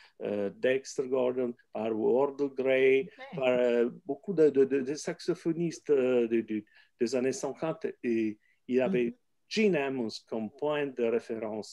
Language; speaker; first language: French; non-native, fluent; Italian